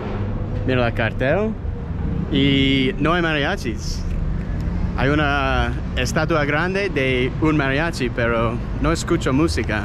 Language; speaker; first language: Spanish; non-native, fluent; English